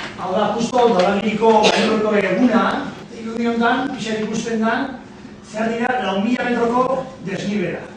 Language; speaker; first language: Basque; native; Basque